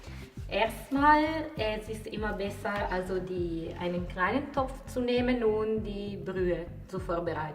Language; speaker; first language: German; non-native, fluent; Italian